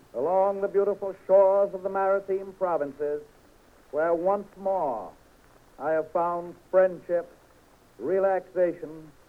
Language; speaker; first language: English; native; English